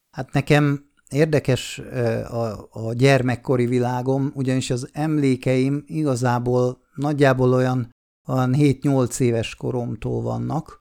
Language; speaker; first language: Hungarian; non-native, fluent; Swiss German